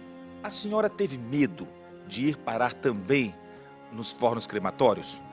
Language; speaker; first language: Portuguese; native; Portuguese